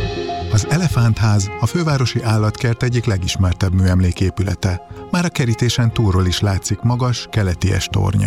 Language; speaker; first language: Hungarian; native; Hungarian